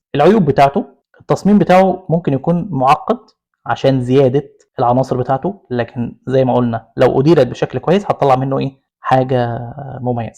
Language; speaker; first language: Arabic; native; Arabic